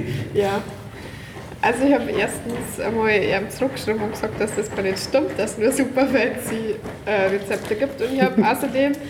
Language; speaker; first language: German; native; German